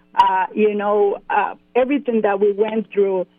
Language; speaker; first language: English; non-native, fluent; Spanish